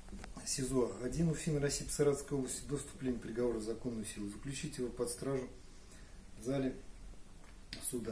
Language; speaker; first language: Russian; native; Russian